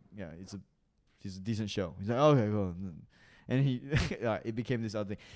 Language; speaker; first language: English; native; English